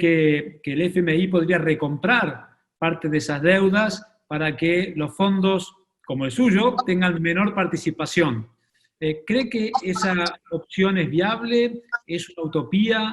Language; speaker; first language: Spanish; native; Spanish